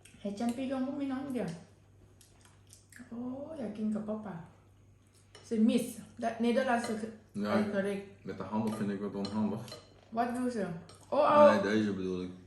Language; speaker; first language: Dutch; non-native, learner; Thai